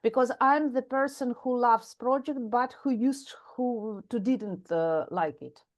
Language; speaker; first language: English; non-native, fluent; Ukrainian